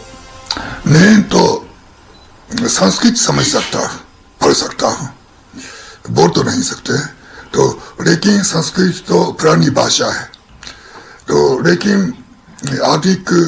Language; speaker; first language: Hindi; non-native, fluent; Japanese